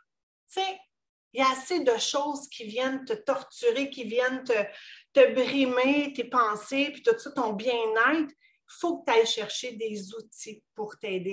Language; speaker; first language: French; native; French